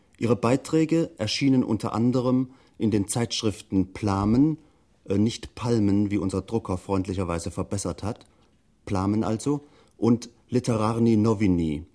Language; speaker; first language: German; native; German